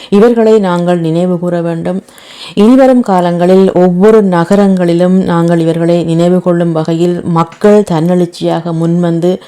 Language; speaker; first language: Tamil; native; Tamil